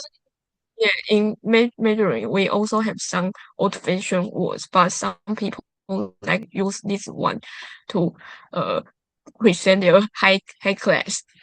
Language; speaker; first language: English; non-native, learner; Chinese